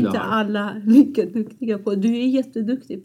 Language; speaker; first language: Swedish; non-native, fluent; Persian